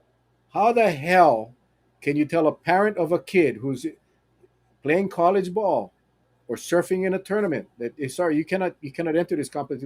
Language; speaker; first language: English; native; English